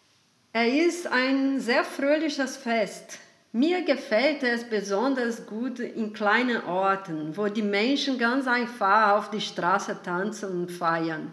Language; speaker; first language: German; non-native, fluent; Portuguese